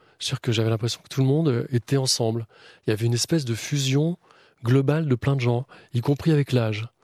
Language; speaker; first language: French; native; French